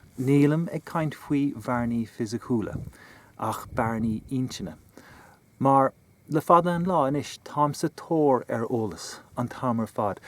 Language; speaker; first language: Irish; non-native, local second language; English